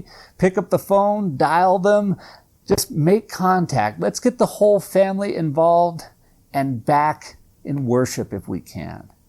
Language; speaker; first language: English; native; English